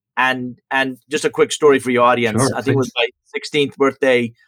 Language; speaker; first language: English; early bilingual, other home language; Persian